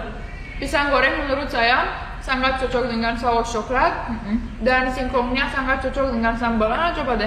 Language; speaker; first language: Indonesian; non-native, fluent; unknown